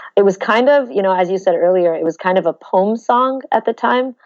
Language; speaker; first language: English; native; English